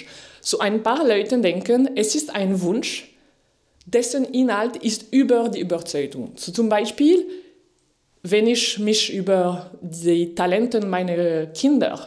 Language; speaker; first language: German; non-native, fluent; French